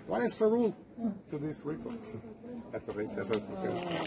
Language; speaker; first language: English; non-native, fluent; Spanish